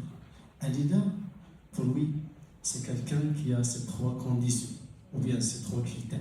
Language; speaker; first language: French; non-native, local second language; Arabic